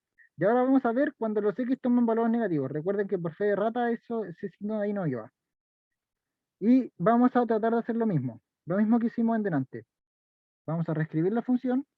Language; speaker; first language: Spanish; native; Spanish